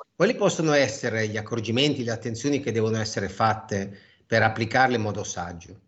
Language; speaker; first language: Italian; native; Italian